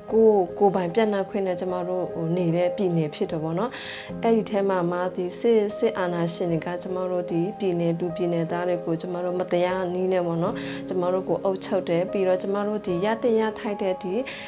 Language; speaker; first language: Burmese; non-native, local second language; Western Kayah